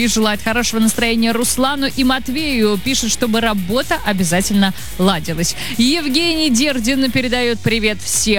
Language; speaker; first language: Russian; native; Russian